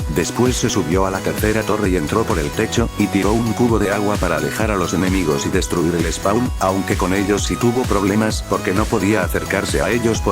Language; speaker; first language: Spanish; native; Spanish